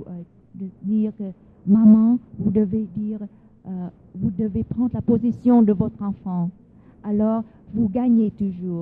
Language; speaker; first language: French; non-native, fluent; Vietnamese